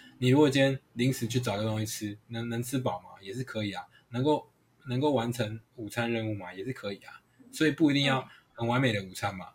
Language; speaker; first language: Chinese; non-native, local second language; Hakka Chinese